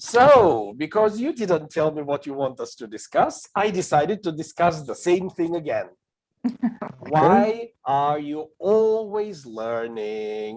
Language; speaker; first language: English; non-native, fluent; Bulgarian